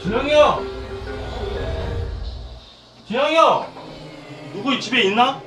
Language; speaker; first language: Korean; native; Korean